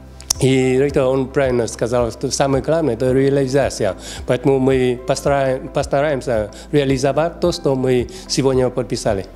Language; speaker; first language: Russian; non-native, fluent; Vietnamese